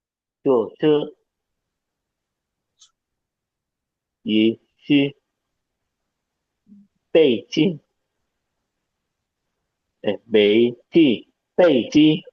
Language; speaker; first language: Chinese; non-native, learner; Indonesian